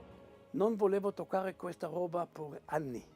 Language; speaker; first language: Italian; non-native, fluent; Hebrew